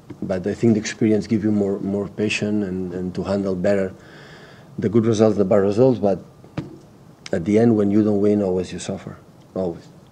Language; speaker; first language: English; non-native, fluent; Catalan